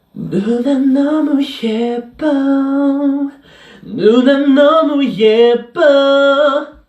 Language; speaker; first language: Korean; non-native, fluent; English